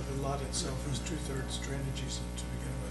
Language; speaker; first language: English; native; English